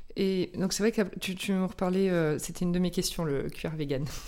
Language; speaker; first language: French; native; French